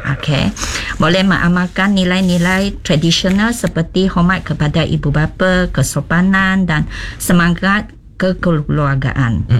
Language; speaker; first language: Malay; non-native, local second language; Chinese